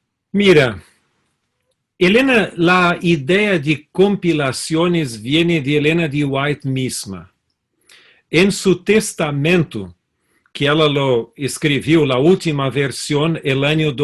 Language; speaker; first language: Spanish; non-native, fluent; Portuguese